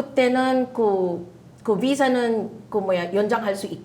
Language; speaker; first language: Korean; non-native, fluent; Filipino